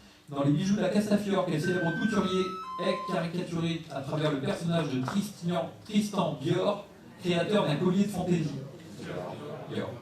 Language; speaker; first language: French; native; French